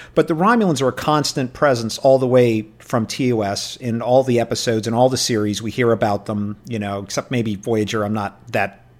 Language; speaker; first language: English; native; English